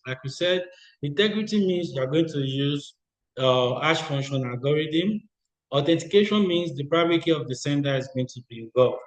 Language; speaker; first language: English; non-native, local second language; Yoruba